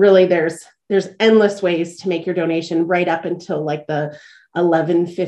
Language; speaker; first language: English; native; English